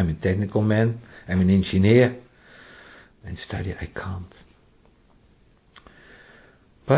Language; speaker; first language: English; non-native, learner; Dutch